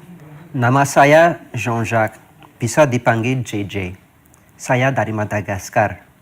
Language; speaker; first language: Indonesian; non-native, fluent; Malagasy